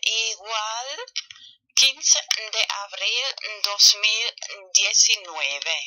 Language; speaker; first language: Spanish; non-native, fluent; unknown